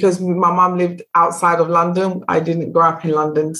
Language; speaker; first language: English; native; English